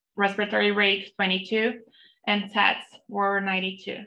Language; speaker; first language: English; non-native, fluent; Portuguese